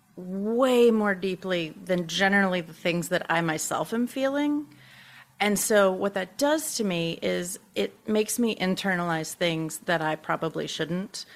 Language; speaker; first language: English; native; English